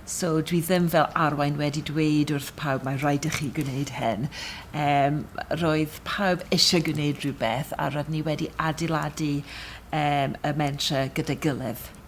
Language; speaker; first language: Welsh; non-native, fluent; English